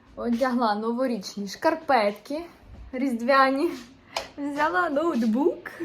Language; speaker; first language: Ukrainian; non-native, local second language; Russian